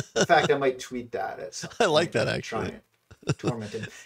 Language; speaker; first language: English; native; English